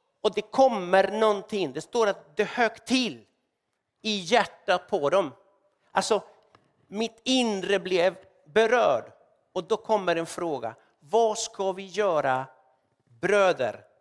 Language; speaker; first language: Swedish; non-native, fluent; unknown